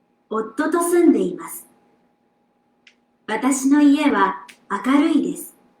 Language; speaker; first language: Japanese; non-native, learner; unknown